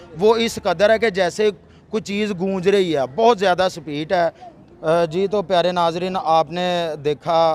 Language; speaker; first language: Urdu; non-native, local second language; Punjabi